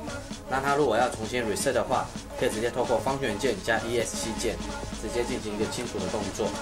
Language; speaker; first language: Chinese; native; Chinese